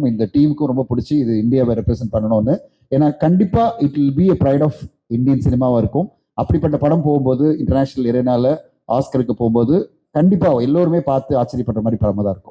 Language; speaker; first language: Tamil; native; Tamil